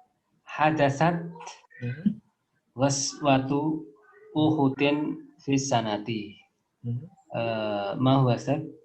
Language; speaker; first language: Arabic; non-native, learner; Indonesian